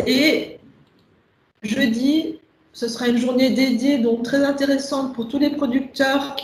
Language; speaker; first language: French; native; French